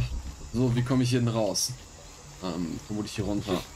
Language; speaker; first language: German; native; German